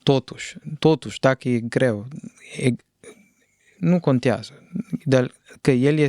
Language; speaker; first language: Romanian; non-native, fluent; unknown